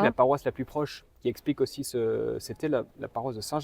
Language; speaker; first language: French; native; French